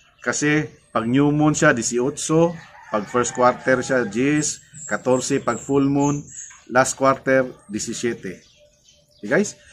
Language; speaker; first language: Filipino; non-native, local second language; Cebuano